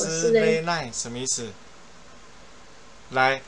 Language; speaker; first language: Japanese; non-native, fluent; Chinese